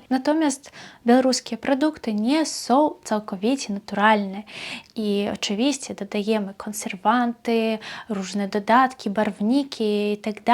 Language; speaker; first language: Polish; non-native, fluent; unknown